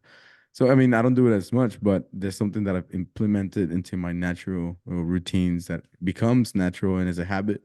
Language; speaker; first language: English; early bilingual, other home language; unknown